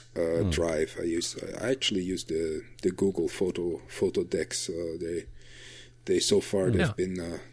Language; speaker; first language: English; non-native, fluent; Dutch